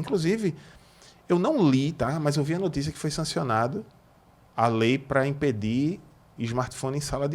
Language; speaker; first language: Portuguese; native; Portuguese